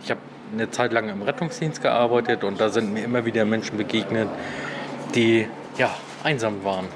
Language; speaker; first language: German; native; German